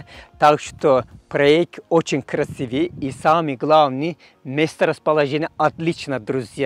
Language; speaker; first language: Russian; non-native, fluent; Turkish